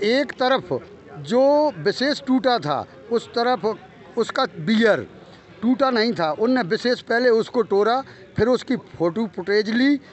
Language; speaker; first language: Hindi; native; Hindi